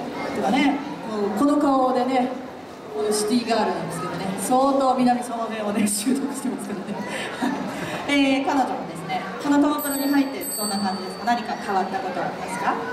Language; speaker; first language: Japanese; native; Japanese